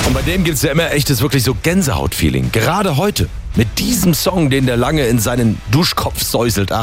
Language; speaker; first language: German; native; German